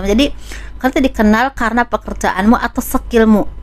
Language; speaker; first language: Indonesian; native; Indonesian